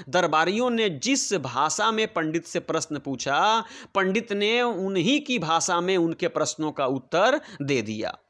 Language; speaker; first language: Hindi; non-native, local second language; Bhojpuri